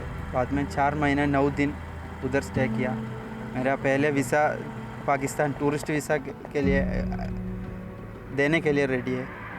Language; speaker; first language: Hindi; non-native, local second language; Malayalam